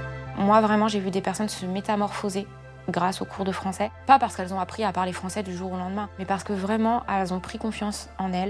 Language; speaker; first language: French; native; French